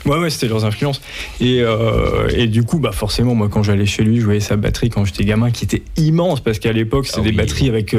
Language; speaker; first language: French; native; French